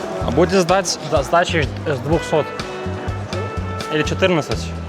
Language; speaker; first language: Russian; non-native, learner; Lithuanian